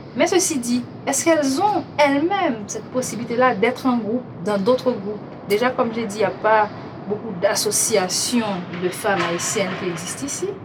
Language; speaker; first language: French; non-native, local second language; Haitian Creole